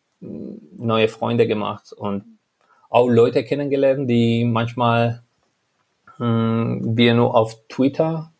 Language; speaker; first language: German; non-native, fluent; Albanian